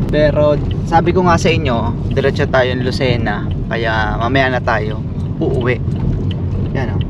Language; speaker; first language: Filipino; native; Filipino